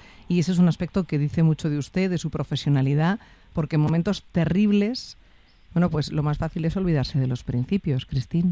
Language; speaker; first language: Spanish; native; Spanish